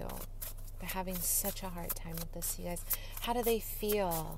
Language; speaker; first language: English; native; English